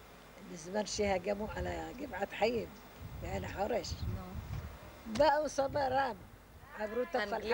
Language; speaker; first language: Hebrew; non-native, fluent; Arabic